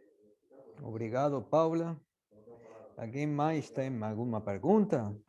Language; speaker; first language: Portuguese; non-native, fluent; Spanish